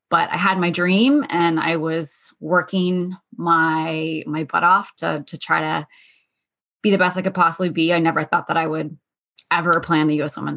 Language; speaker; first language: English; native; English